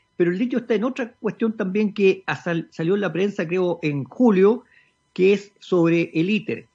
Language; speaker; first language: Spanish; native; Spanish